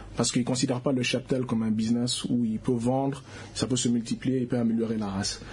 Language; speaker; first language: French; non-native, local second language; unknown